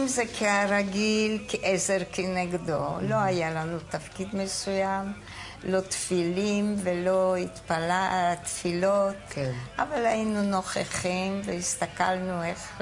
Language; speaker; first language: Hebrew; non-native, fluent; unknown